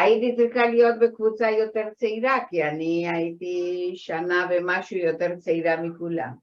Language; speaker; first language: Hebrew; non-native, fluent; Spanish